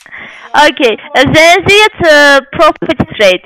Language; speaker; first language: German; non-native, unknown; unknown